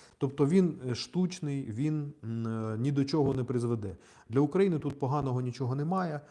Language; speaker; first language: Ukrainian; non-native, local second language; Russian